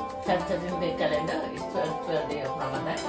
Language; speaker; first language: English; non-native, local second language; Malay